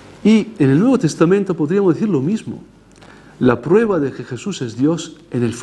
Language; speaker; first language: Spanish; non-native, fluent; Italian